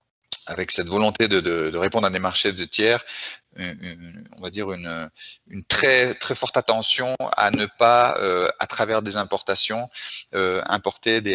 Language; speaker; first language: French; native; French